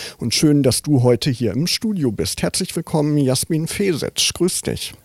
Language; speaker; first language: German; native; German